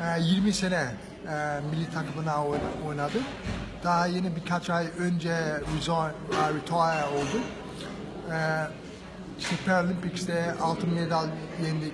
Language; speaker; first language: Turkish; early bilingual, heritage; Turkish